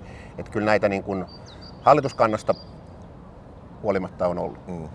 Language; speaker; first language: Finnish; native; Finnish